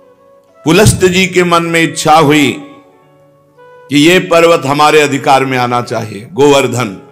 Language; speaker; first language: Hindi; native; Hindi